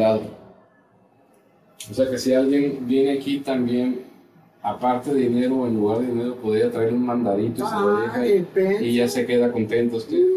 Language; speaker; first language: Spanish; native; Spanish